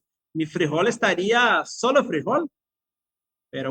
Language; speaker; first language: Spanish; non-native, fluent; Portuguese